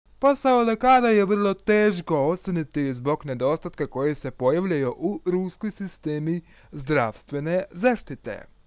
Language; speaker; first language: Croatian; non-native, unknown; Russian